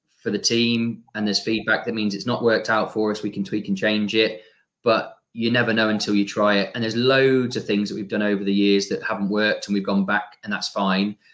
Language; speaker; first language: English; native; English